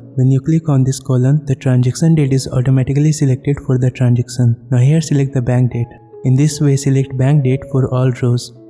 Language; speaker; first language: English; non-native, local second language; Hindi